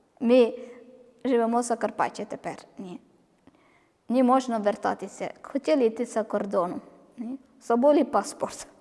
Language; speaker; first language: Ukrainian; non-native, learner; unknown